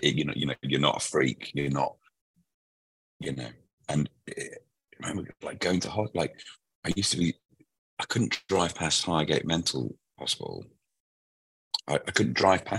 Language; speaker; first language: English; native; English